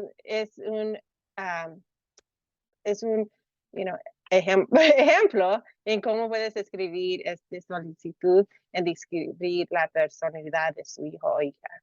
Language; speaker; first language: Spanish; early bilingual, heritage; Spanish